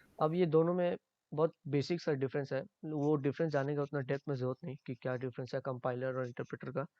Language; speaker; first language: Hindi; native; Hindi